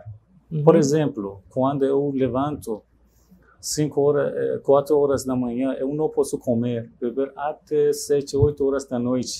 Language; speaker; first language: Portuguese; non-native, fluent; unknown